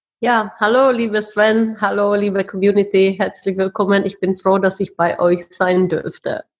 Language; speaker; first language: German; non-native, fluent; Czech